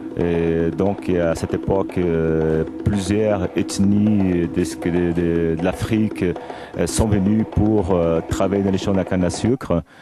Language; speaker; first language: French; non-native, fluent; Portuguese